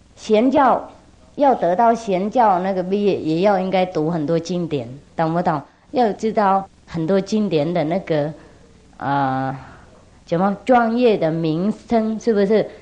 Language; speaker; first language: Chinese; non-native, fluent; Vietnamese